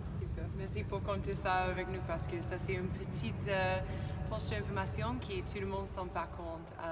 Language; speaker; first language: French; non-native, learner; English